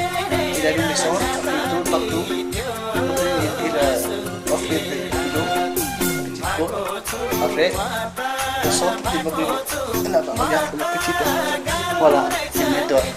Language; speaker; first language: French; non-native, learner; Nepali